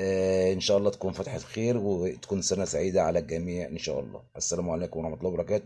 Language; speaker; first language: Arabic; native; Arabic